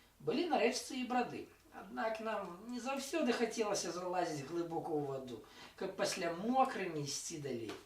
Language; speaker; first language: Belarusian; non-native, local second language; Russian